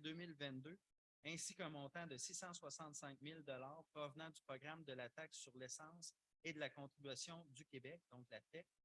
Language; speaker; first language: French; native; French